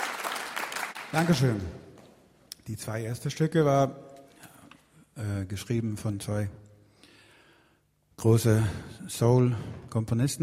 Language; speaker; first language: German; non-native, learner; Swedish